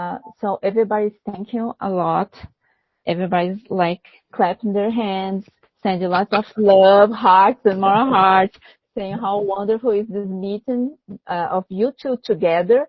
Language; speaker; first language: English; non-native, learner; Portuguese